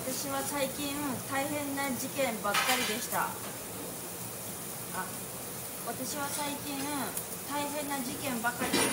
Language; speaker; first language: Japanese; non-native, learner; Korean